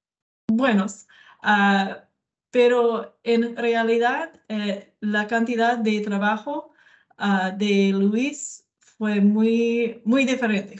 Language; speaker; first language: Spanish; non-native, learner; English